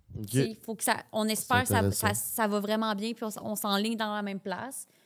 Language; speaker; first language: French; native; French